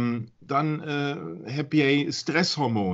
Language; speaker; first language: Dutch; non-native, learner; German